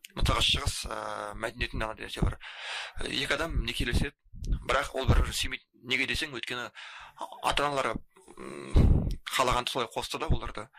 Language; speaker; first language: Kazakh; non-native, local second language; Russian